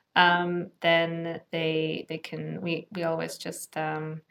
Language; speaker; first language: English; native; English